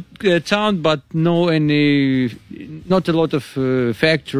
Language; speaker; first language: English; non-native, learner; Russian